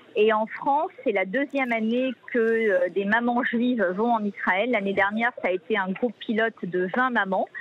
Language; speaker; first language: French; native; French